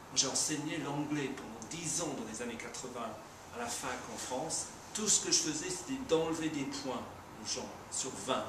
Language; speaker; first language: French; non-native, fluent; English